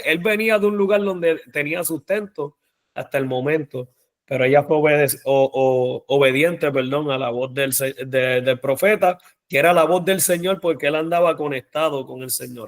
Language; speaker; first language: Spanish; native; Spanish